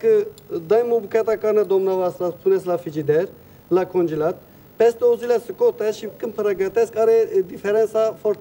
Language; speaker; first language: Romanian; non-native, learner; Turkish